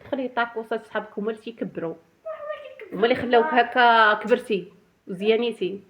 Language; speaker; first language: Arabic; native; Arabic